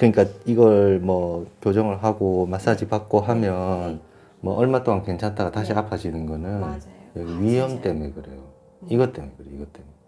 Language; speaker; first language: Korean; native; Korean